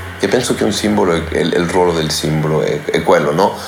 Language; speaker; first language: Italian; non-native, learner; Spanish